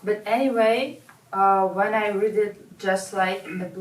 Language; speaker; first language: English; non-native, learner; Russian